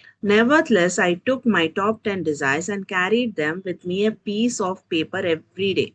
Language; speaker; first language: English; non-native, local second language; Telugu